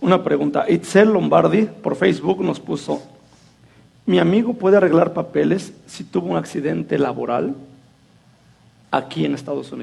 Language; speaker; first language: Spanish; native; Spanish